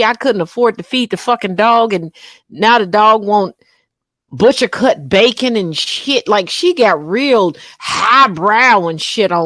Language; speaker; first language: English; native; English